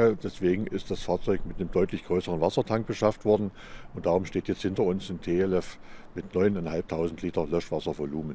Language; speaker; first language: German; native; German